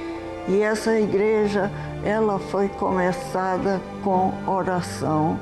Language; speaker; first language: Portuguese; early bilingual, heritage; Portuguese